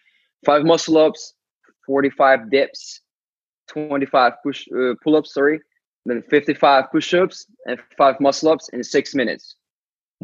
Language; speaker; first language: English; non-native, fluent; Ukrainian